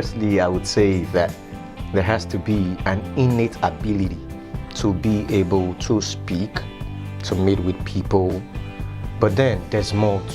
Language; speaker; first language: English; non-native, local second language; Yoruba